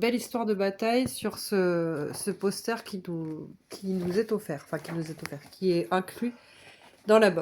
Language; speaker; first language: French; native; French